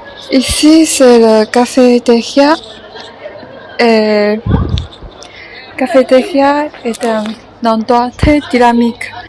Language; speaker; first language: French; non-native, learner; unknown